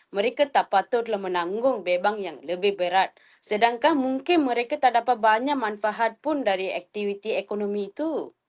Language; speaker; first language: Malay; non-native, local second language; Tamil